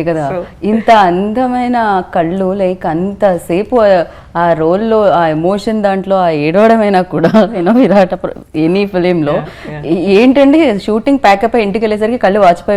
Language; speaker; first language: Telugu; native; Telugu